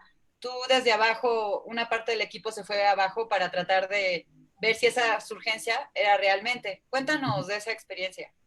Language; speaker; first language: Spanish; native; Spanish